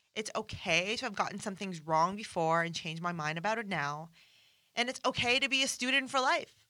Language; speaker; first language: English; non-native, fluent; Persian